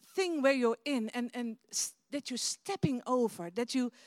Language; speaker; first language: English; non-native, fluent; Dutch